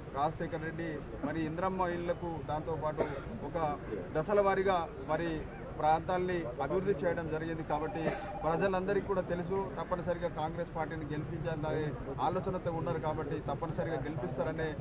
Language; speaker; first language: Telugu; non-native, local second language; Gondi